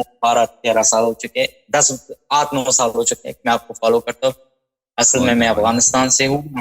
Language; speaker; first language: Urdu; non-native, fluent; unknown